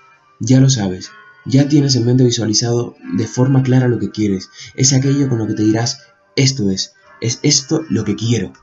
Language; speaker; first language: Spanish; native; Spanish